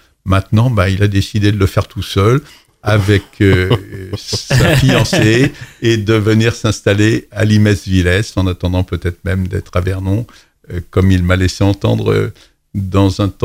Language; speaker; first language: French; native; French